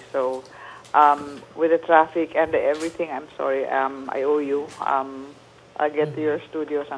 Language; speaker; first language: English; non-native, local second language; Filipino